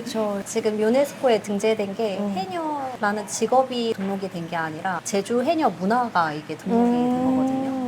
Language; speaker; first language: Korean; native; Korean